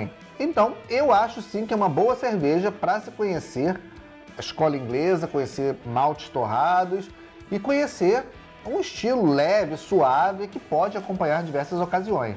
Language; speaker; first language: Portuguese; native; Portuguese